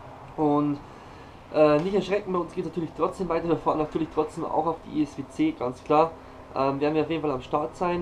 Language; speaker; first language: German; native; German